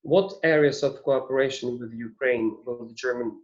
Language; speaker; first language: English; non-native, fluent; Ukrainian